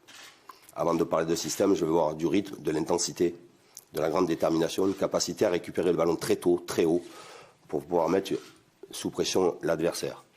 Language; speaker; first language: French; native; French